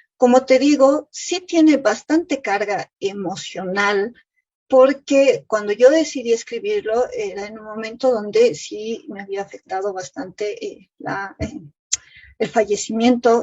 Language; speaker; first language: Spanish; native; Spanish